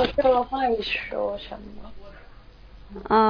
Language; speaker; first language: Chinese; non-native, learner; Korean